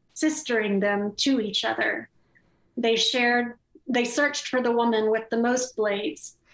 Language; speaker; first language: English; native; English